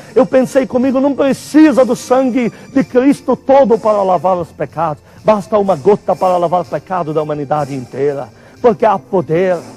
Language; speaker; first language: Portuguese; non-native, fluent; Arabic